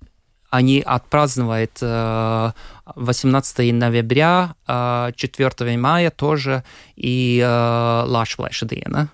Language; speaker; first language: Russian; non-native, local second language; Latvian